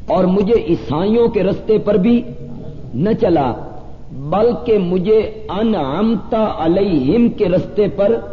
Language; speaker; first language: Urdu; non-native, local second language; Punjabi